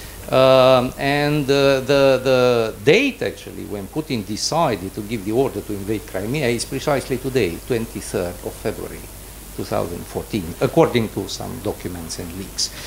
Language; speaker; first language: English; non-native, fluent; Romanian